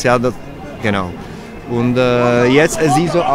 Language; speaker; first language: German; non-native, learner; Czech